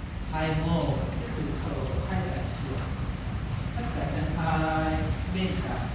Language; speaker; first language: Vietnamese; non-native, fluent; Hindi